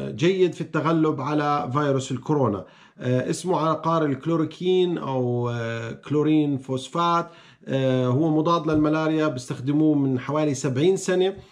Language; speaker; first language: Arabic; native; Arabic